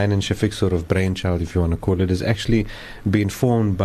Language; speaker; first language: English; native; English